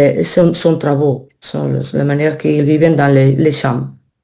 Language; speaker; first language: French; non-native, learner; Spanish